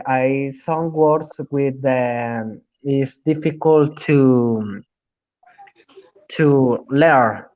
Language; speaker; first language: English; non-native, learner; Spanish